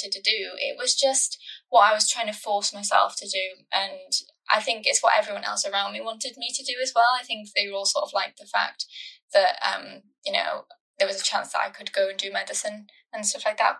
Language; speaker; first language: English; native; English